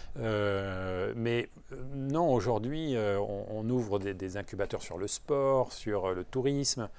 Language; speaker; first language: French; native; French